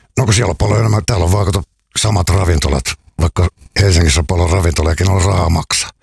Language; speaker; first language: Finnish; native; Finnish